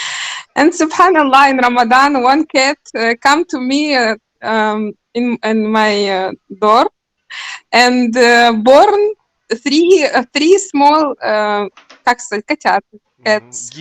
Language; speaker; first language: English; non-native, learner; Russian